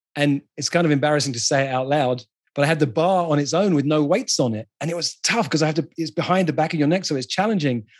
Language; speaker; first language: English; native; English